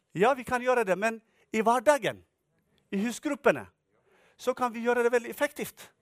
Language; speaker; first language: Norwegian; non-native, fluent; Tigrinya